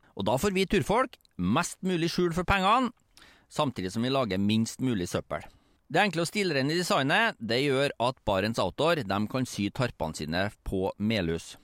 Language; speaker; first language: Norwegian; native; Norwegian